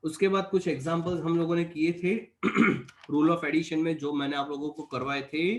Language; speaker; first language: Hindi; non-native, local second language; Gujarati